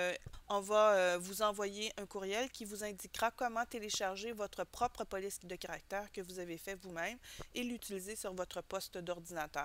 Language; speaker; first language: French; native; French